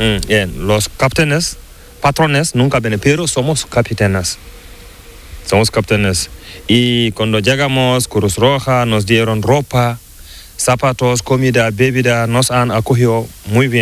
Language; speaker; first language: Spanish; non-native, learner; Fula